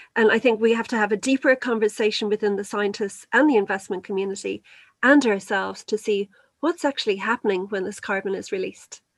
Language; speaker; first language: English; native; English